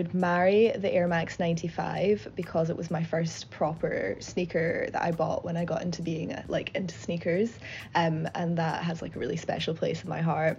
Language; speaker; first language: English; native; English